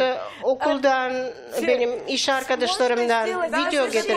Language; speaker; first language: Turkish; non-native, fluent; Russian